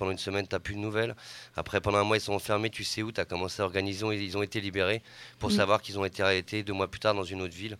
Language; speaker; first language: French; native; French